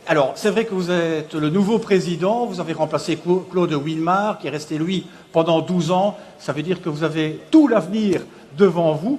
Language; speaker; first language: French; native; French